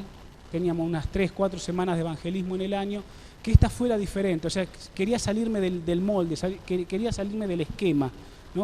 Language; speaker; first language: Spanish; native; Spanish